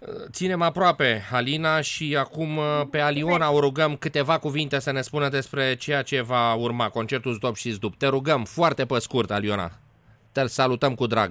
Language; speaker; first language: Romanian; native; Romanian